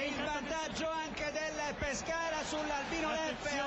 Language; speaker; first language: Italian; native; Italian